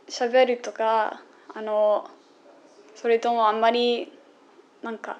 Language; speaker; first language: Japanese; non-native, fluent; English